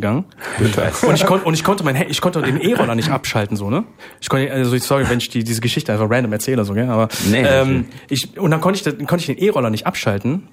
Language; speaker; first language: German; native; German